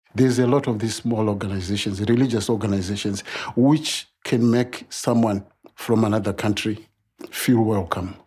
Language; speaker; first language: English; non-native, local second language; Shona